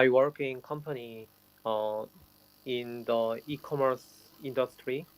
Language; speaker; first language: English; non-native, learner; Korean